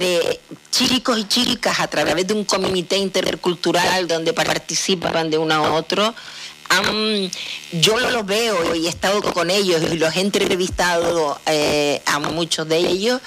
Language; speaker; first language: Spanish; native; Spanish